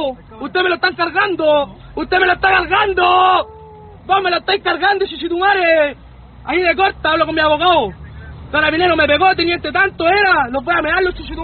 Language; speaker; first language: Spanish; native; Spanish